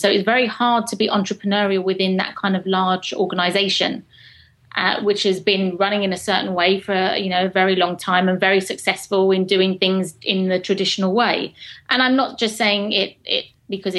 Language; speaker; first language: English; native; English